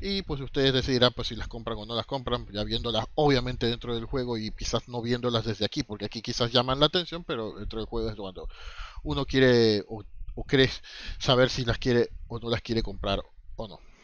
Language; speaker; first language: Spanish; native; Spanish